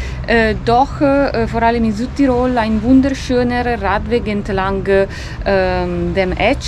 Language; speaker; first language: German; non-native, fluent; Italian